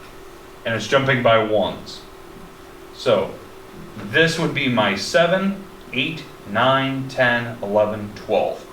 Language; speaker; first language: English; native; English